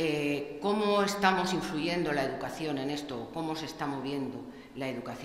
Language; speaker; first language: Spanish; native; Spanish